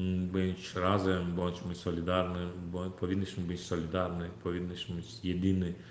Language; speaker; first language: Polish; non-native, learner; Turkmen